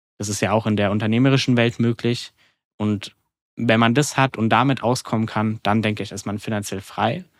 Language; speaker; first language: German; native; German